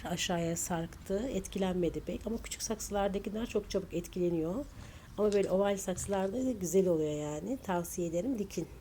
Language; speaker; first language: Turkish; native; Turkish